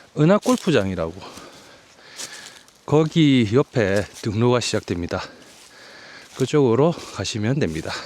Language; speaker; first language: Korean; native; Korean